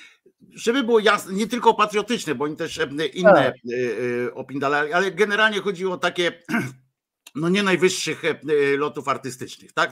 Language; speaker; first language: Polish; native; Polish